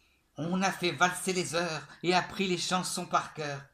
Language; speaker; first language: French; native; French